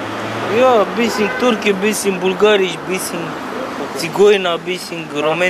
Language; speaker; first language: German; non-native, learner; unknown